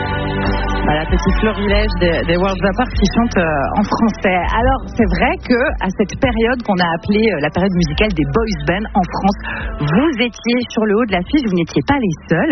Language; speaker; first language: French; native; French